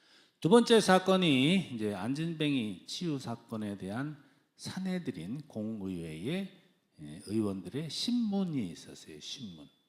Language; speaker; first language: Korean; native; Korean